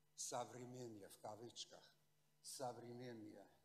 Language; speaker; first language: Russian; non-native, fluent; Hungarian